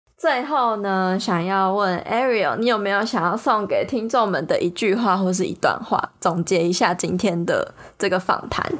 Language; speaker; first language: Chinese; native; Chinese